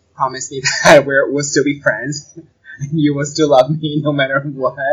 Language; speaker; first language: English; non-native, fluent; Chinese